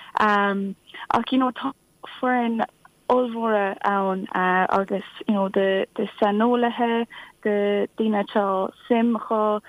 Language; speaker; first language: Irish; non-native, local second language; English